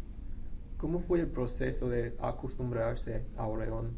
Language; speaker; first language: Spanish; non-native, fluent; English